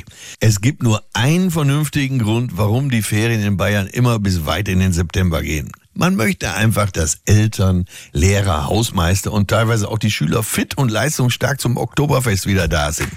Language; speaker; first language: German; native; German